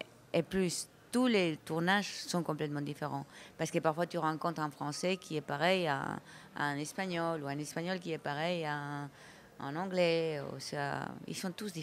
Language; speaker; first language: French; non-native, fluent; Spanish